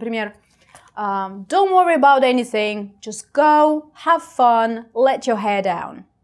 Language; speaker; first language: English; non-native, fluent; Russian